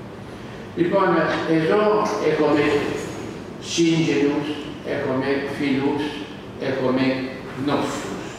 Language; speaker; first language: Greek; non-native, learner; French